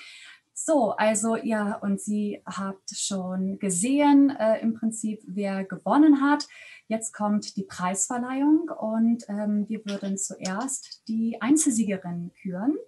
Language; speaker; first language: German; native; German